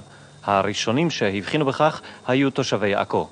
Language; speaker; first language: Hebrew; native; Hebrew